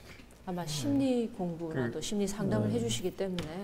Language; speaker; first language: Korean; native; Korean